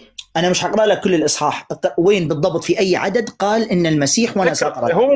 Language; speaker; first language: Arabic; native; Arabic